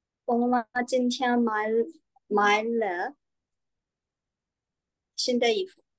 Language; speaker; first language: Chinese; non-native, learner; Thai